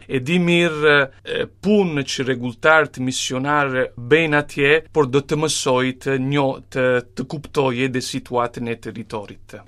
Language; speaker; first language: Albanian; non-native, fluent; Italian